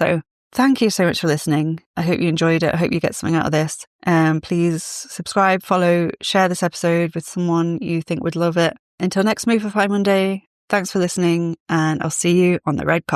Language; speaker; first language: English; native; English